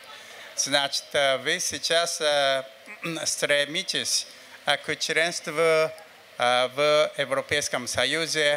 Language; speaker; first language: Russian; non-native, fluent; Japanese